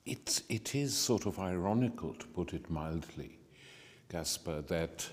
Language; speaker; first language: English; native; English